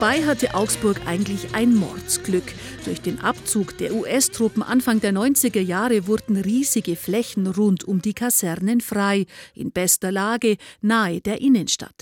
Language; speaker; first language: German; native; German